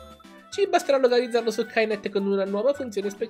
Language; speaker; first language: Italian; native; Italian